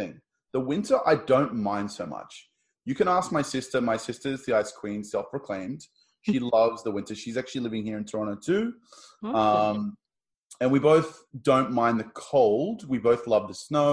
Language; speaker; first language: English; native; English